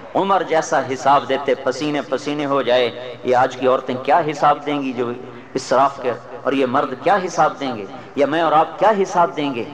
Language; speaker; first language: Urdu; non-native, local second language; Punjabi